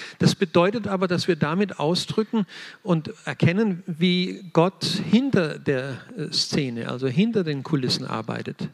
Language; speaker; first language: German; native; German